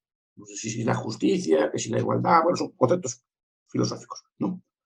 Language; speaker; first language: Spanish; native; Spanish